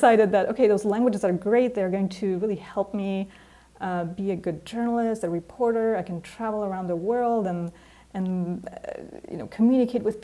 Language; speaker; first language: English; non-native, fluent; Polish